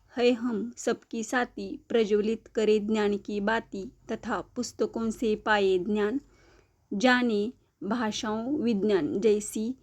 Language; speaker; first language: Hindi; non-native, local second language; Marathi